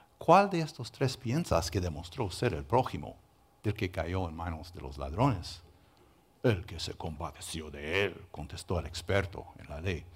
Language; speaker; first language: Spanish; non-native, fluent; English